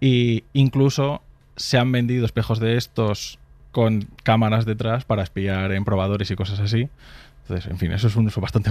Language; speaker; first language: Spanish; native; Spanish